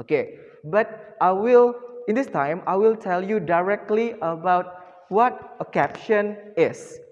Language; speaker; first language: English; non-native, fluent; Indonesian